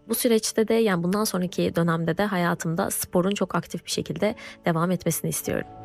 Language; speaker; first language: Turkish; native; Turkish